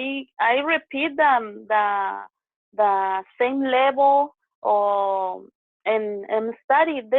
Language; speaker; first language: English; non-native, learner; Spanish